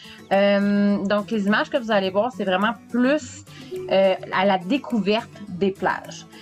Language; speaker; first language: French; native; French